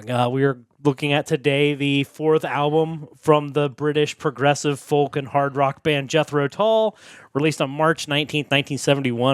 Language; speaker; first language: English; native; English